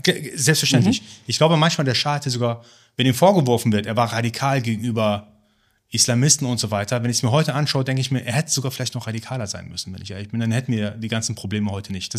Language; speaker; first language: German; early bilingual, other home language; Persian